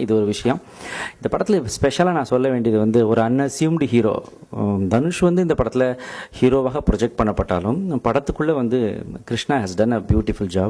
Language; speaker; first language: Tamil; native; Tamil